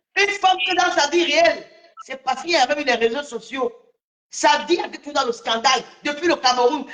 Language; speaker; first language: French; native; French